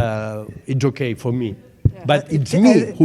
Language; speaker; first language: English; non-native, learner; Catalan